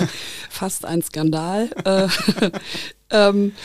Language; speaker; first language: German; native; German